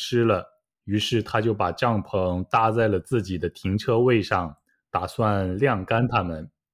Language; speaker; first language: Chinese; native; Chinese